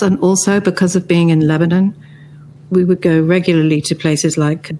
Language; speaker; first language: English; native; English